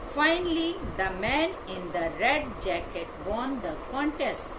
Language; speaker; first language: English; non-native, local second language; Hindi